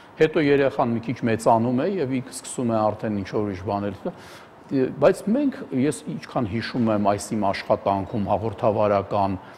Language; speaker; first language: Armenian; native; Armenian